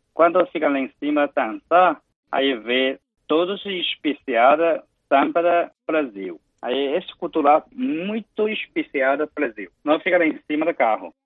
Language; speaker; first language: Portuguese; non-native, learner; Chinese